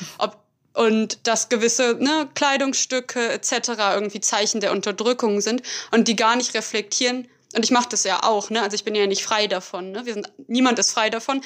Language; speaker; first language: German; native; German